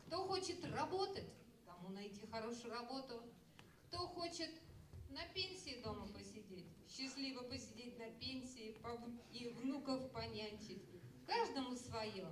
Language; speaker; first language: Russian; native; Russian